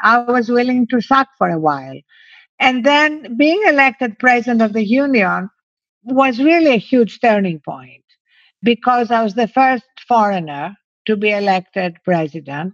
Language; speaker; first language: English; non-native, fluent; Greek